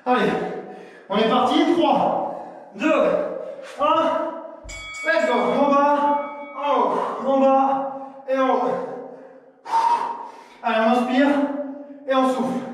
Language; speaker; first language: French; native; French